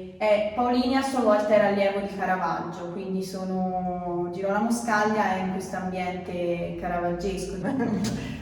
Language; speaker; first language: Italian; native; Italian